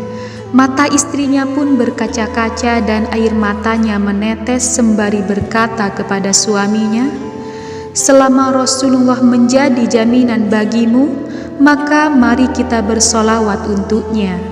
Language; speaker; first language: Indonesian; native; Indonesian